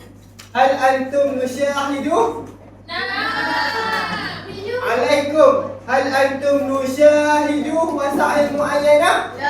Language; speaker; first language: Arabic; non-native, learner; Malay